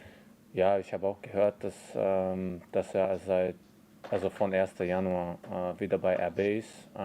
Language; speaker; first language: German; non-native, fluent; Hungarian